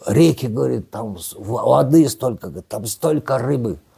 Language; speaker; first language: Russian; non-native, local second language; Kazakh